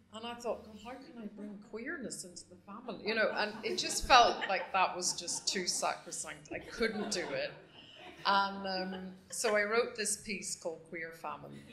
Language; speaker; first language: English; native; English